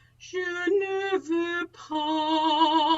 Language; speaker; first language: French; non-native, learner; English